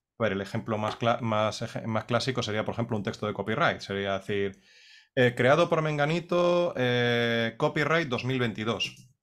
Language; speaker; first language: Spanish; native; Spanish